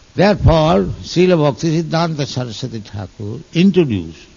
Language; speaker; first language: English; non-native, local second language; Bangla